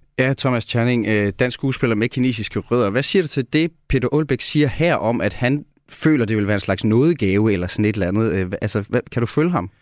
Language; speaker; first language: Danish; native; Danish